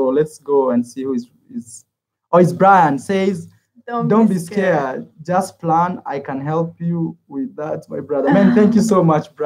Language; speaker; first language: English; non-native, fluent; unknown